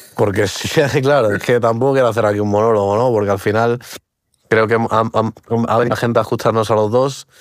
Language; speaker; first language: Spanish; early bilingual, other home language; Portuguese